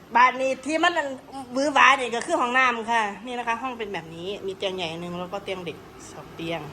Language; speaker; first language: Thai; native; Thai